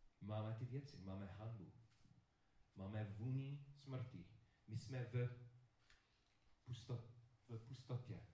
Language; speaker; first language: Czech; non-native, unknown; English